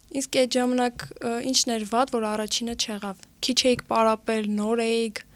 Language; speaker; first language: Armenian; native; Armenian